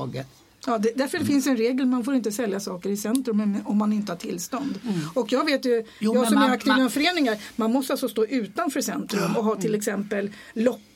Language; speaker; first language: Swedish; native; Swedish